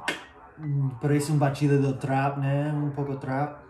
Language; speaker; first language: Portuguese; non-native, learner; English